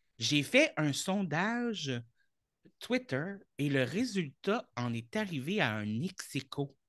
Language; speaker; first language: French; native; French